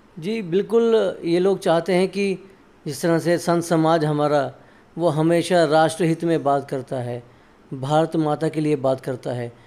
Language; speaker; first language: Hindi; native; Hindi